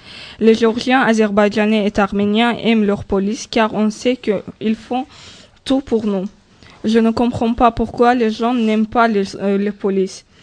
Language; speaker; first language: French; non-native, learner; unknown